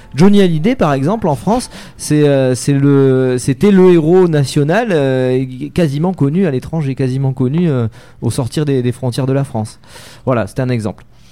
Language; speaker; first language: French; native; French